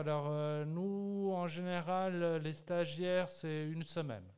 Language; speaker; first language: French; native; French